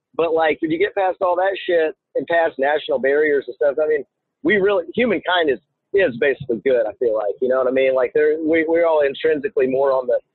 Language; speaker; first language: English; native; English